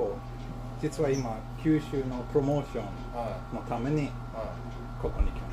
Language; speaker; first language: Japanese; non-native, fluent; Swedish